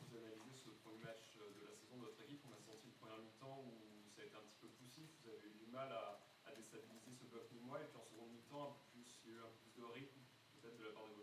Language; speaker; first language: French; native; French